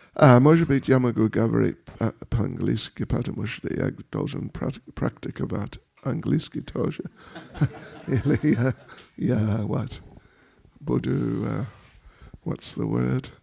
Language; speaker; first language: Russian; non-native, learner; English